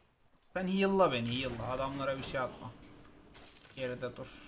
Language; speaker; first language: Turkish; native; Turkish